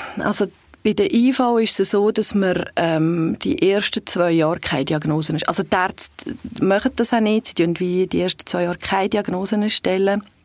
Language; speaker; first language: German; early bilingual, other home language; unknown